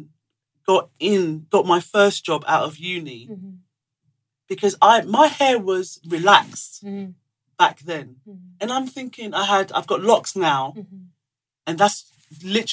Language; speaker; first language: English; non-native, local second language; Yoruba